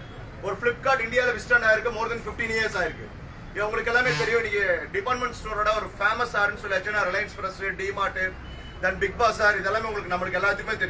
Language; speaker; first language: Tamil; native; Tamil